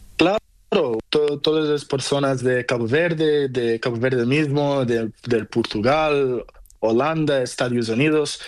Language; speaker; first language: Spanish; non-native, learner; Portuguese